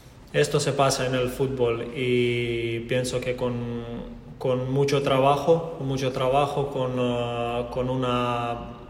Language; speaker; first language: Spanish; non-native, learner; Croatian